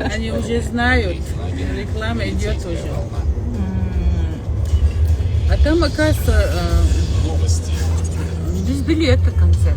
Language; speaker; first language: Russian; non-native, local second language; Chechen